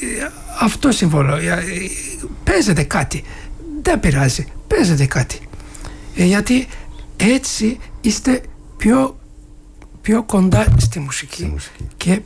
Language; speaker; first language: Greek; non-native, learner; Turkish